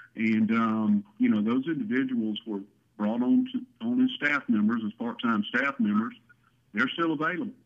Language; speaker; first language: English; native; English